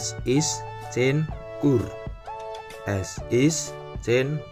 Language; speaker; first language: German; non-native, learner; Indonesian